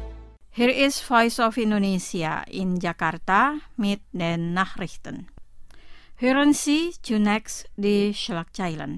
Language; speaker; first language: German; non-native, fluent; Indonesian